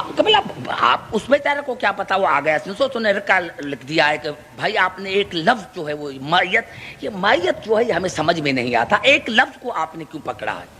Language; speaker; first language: Urdu; non-native, local second language; Punjabi